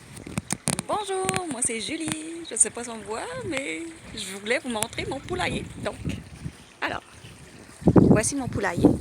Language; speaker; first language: French; native; French